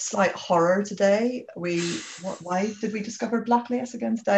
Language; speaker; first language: English; native; English